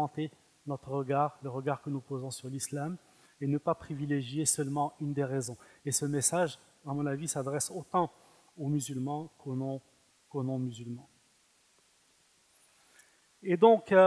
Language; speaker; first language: French; non-native, fluent; Arabic